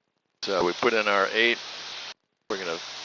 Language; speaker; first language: English; native; English